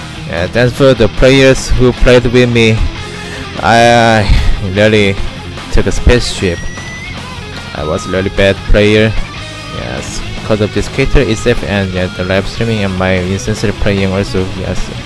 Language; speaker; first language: English; non-native, learner; Korean